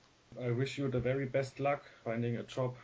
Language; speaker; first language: English; non-native, fluent; German